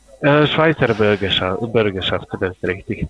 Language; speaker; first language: German; non-native, learner; Russian